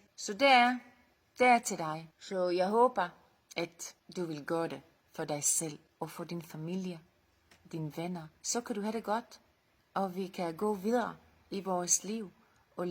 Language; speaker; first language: Danish; non-native, fluent; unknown